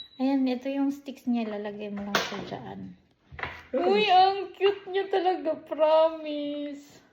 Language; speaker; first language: Filipino; non-native, local second language; Cebuano